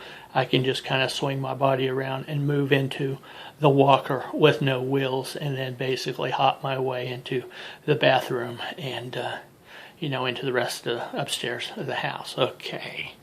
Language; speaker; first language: English; native; English